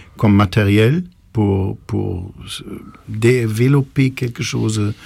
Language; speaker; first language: French; non-native, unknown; German